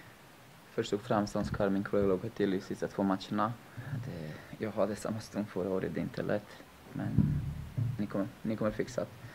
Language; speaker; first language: Swedish; non-native, fluent; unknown